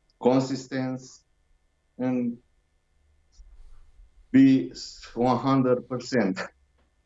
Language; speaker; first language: English; non-native, learner; Romanian